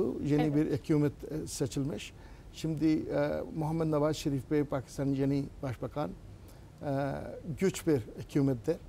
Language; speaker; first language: Turkish; non-native, learner; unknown